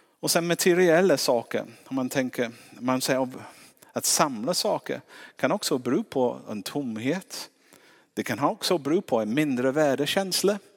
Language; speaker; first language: Swedish; non-native, fluent; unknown